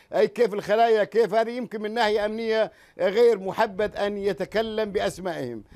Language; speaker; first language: Arabic; native; Arabic